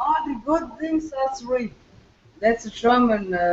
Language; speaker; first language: English; non-native, learner; French